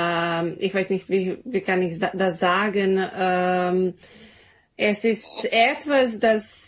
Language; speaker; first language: German; non-native, fluent; Serbian